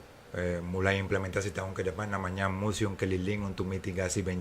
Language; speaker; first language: Indonesian; non-native, fluent; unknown